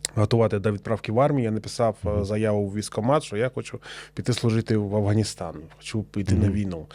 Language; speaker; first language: Ukrainian; non-native, local second language; Russian